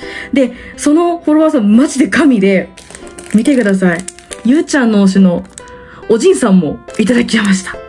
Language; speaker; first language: Japanese; native; Japanese